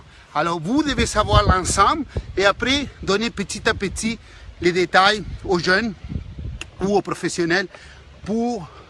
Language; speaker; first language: French; non-native, fluent; Spanish